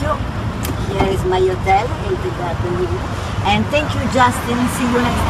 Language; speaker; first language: English; non-native, learner; Italian